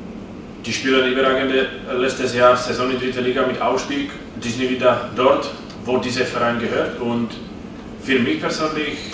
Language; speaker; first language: German; non-native, fluent; Slovak